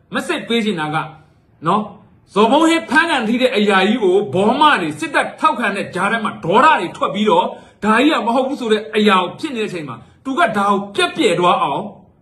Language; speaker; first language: Burmese; native; Burmese